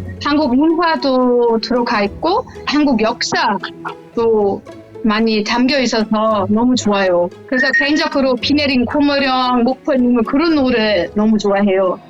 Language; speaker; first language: Korean; non-native, fluent; German